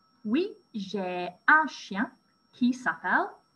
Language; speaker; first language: French; non-native, fluent; English